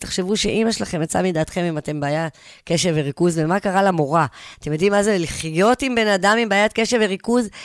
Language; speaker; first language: Hebrew; native; Hebrew